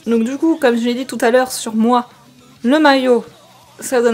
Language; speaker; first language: French; native; French